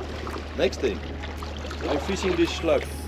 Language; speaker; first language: English; non-native, fluent; Dutch